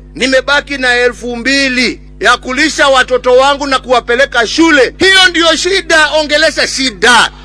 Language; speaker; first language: Swahili; non-native, local second language; Kikuyu